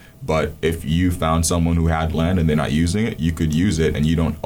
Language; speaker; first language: English; non-native, local second language; Ganda